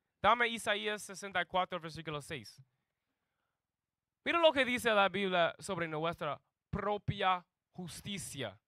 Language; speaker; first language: Spanish; non-native, learner; English